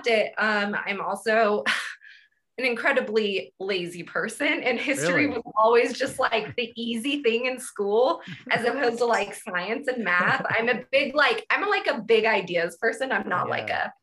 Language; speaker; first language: English; native; English